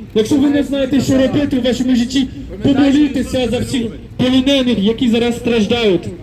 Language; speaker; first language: Ukrainian; non-native, fluent; French